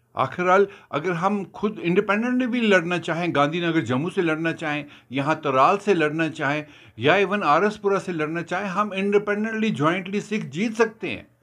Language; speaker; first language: Hindi; non-native, local second language; Kashmiri